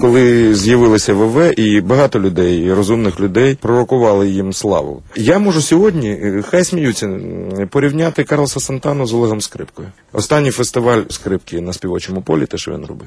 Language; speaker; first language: Ukrainian; native; Ukrainian